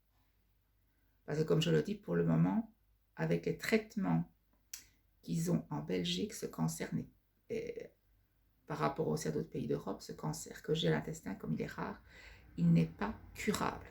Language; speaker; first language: French; native; French